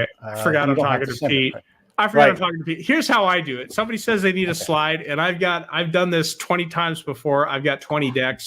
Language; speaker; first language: English; native; English